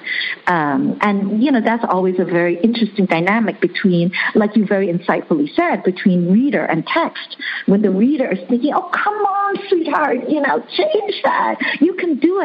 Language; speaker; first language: English; early bilingual, other home language; Chinese